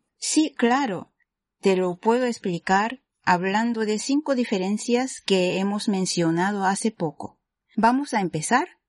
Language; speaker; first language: Spanish; non-native, fluent; Japanese